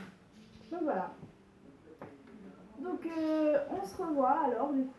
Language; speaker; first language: French; native; French